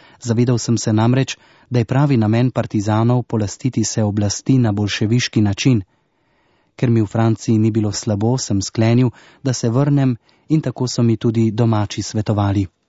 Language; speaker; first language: Slovenian; native; Slovenian